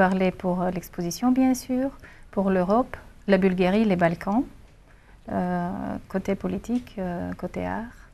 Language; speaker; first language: French; non-native, fluent; Bulgarian